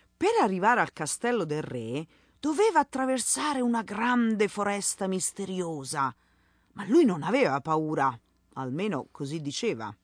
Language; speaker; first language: Italian; native; Italian